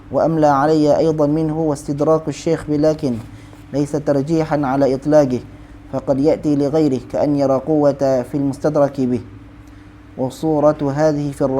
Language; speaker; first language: Arabic; non-native, fluent; Malay